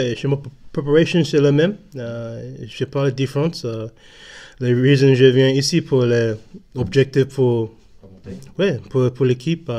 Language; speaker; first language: French; non-native, learner; English